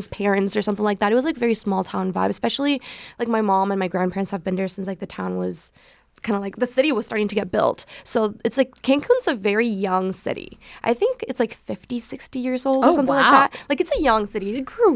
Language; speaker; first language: English; non-native, fluent; Spanish